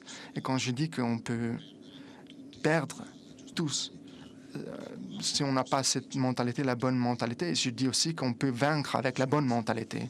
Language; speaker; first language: French; non-native, fluent; Italian